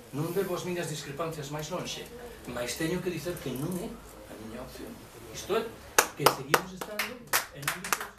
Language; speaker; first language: Galician; non-native, local second language; Spanish